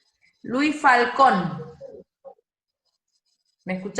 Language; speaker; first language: Spanish; native; Spanish